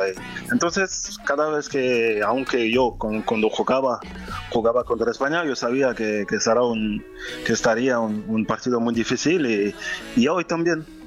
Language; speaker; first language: Spanish; non-native, fluent; French